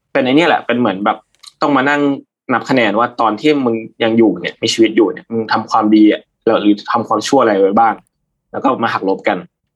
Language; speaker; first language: Thai; native; Thai